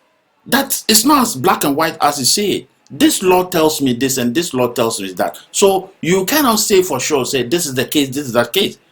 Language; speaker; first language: English; non-native, local second language; Akan